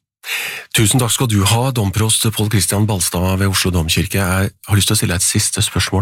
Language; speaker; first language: Norwegian; native; Norwegian